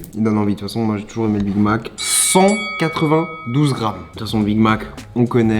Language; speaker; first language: French; native; French